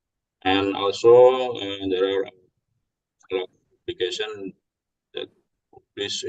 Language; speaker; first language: English; non-native, learner; Indonesian